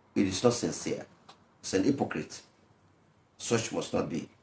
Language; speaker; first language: English; non-native, local second language; Yoruba